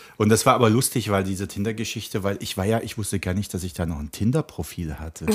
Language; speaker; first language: German; early bilingual, other home language; Czech